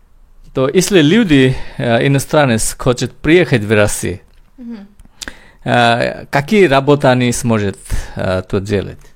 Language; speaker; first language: Russian; non-native, learner; Bangla